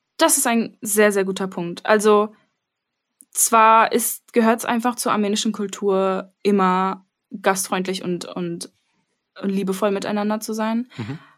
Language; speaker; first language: German; early bilingual, other home language; Armenian